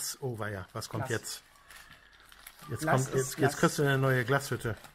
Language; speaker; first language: German; native; German